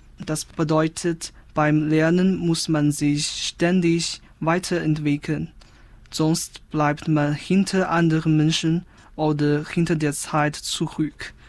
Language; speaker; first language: German; non-native, fluent; Chinese